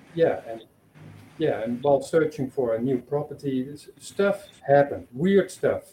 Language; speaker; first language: English; non-native, fluent; Dutch